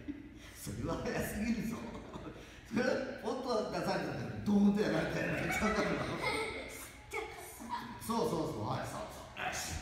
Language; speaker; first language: Japanese; native; Japanese